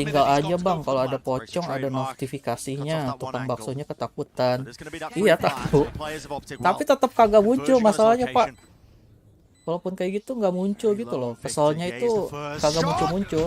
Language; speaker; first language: Indonesian; native; Indonesian